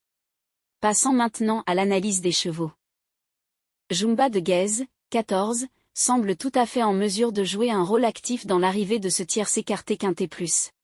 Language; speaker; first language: French; native; French